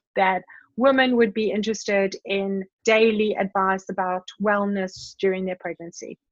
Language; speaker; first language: English; native; English